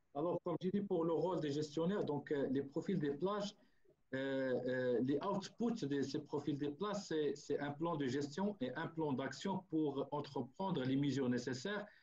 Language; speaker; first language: French; non-native, local second language; Arabic